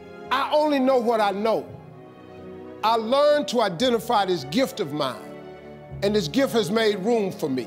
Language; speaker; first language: English; native; English